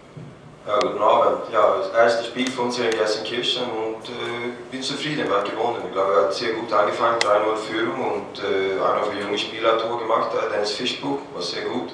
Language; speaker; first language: German; non-native, fluent; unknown